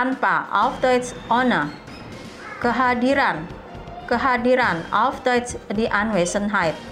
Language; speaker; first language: German; non-native, fluent; Indonesian